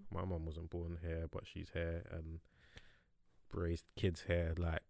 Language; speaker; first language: English; native; English